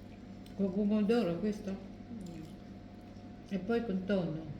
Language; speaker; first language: Italian; non-native, learner; Filipino